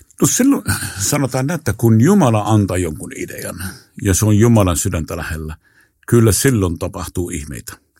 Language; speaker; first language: Finnish; non-native, fluent; Arabic